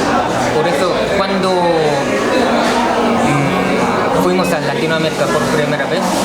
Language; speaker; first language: Spanish; non-native, fluent; Korean